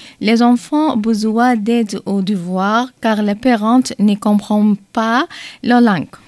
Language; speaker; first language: French; non-native, learner; Arabic